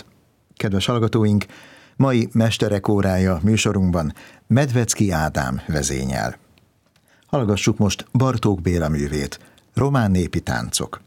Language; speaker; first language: Hungarian; native; Hungarian